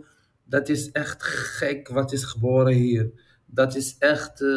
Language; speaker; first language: Dutch; non-native, learner; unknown